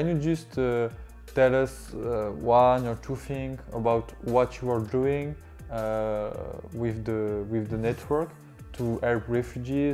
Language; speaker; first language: English; non-native, learner; French